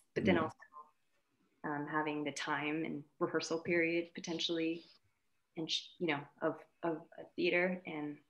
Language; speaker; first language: English; native; English